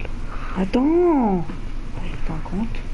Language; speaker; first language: French; native; French